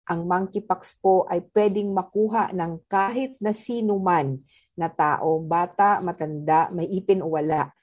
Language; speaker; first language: Filipino; non-native, local second language; Cebuano